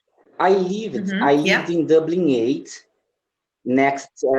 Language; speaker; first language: English; non-native, learner; Portuguese